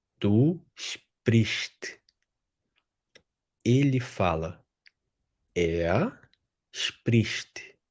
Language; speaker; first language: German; non-native, fluent; Portuguese